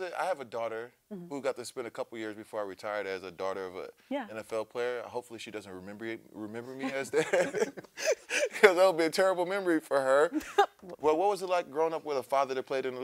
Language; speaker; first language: English; native; English